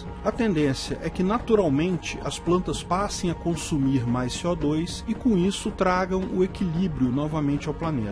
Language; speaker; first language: Portuguese; native; Portuguese